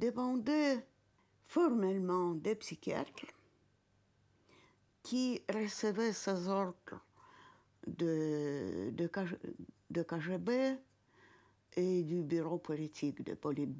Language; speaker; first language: French; non-native, fluent; Russian